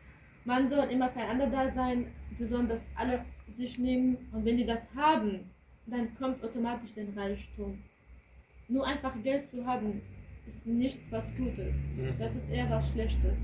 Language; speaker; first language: German; early bilingual, other home language; Kurdish